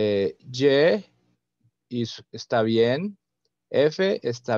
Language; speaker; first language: Spanish; non-native, fluent; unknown